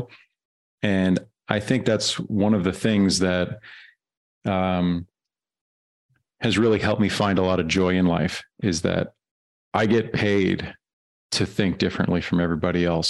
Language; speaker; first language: English; native; English